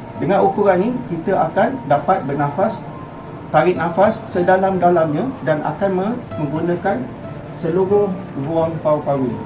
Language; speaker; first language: Malay; native; Malay